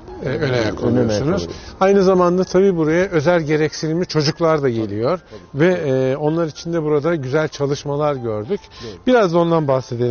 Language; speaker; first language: Turkish; native; Turkish